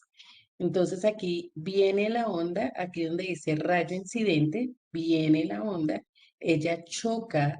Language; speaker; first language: Spanish; native; Spanish